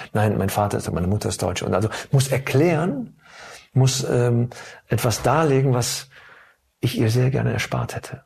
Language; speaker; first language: German; early bilingual, other home language; Turkish